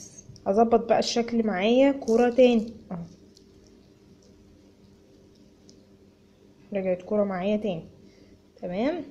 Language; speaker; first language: Arabic; native; Arabic